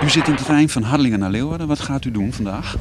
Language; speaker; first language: Dutch; native; Dutch